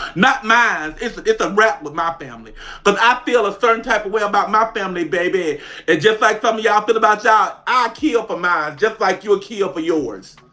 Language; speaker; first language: English; native; English